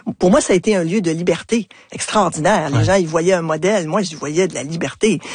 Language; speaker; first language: French; native; French